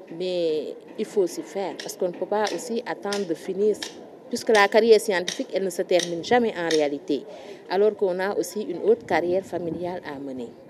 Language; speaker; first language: French; non-native, local second language; Wolof